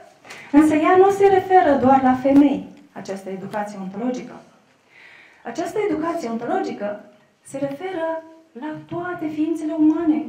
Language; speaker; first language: Romanian; native; Romanian